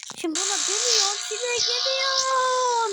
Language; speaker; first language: Turkish; early bilingual, heritage; Turkish